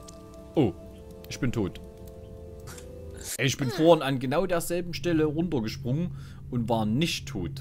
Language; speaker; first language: German; native; German